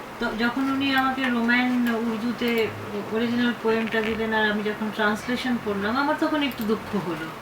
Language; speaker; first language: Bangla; early bilingual, heritage; Bangla